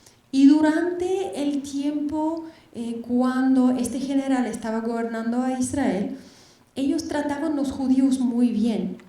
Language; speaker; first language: Spanish; non-native, fluent; Bulgarian